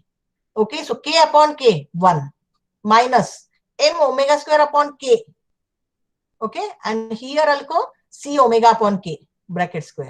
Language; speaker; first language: English; non-native, local second language; Marathi